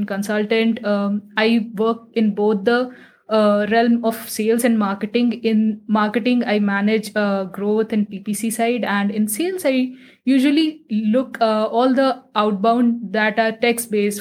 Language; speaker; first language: English; non-native, local second language; Hindi